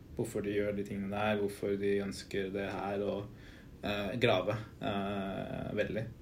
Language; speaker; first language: Norwegian; early bilingual, other home language; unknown